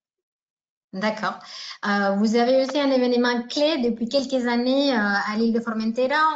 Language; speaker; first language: French; native; French